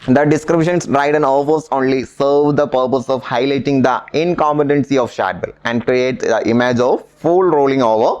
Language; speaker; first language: English; non-native, local second language; Malayalam